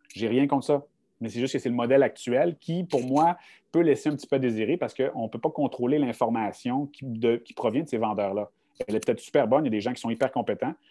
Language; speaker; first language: French; native; French